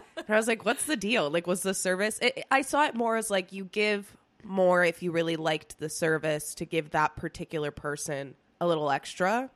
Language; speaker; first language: English; early bilingual, other home language; Spanish